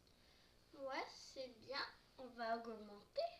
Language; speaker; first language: French; native; French